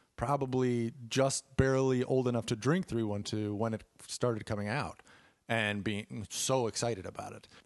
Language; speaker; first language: English; native; English